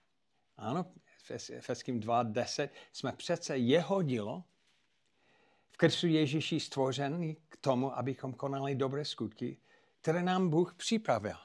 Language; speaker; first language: Czech; non-native, fluent; English